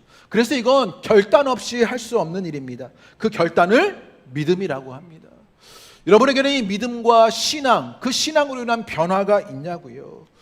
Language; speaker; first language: Korean; native; Korean